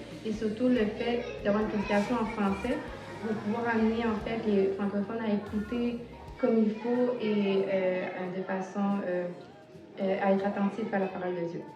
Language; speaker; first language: French; native; French